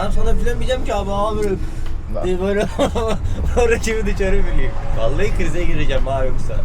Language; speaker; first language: Turkish; native; Turkish